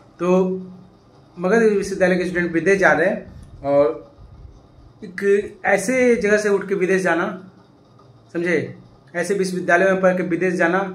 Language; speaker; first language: Hindi; native; Hindi